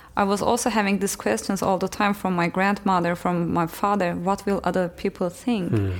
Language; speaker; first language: English; non-native, fluent; Turkish